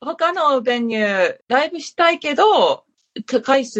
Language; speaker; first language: Japanese; non-native, learner; English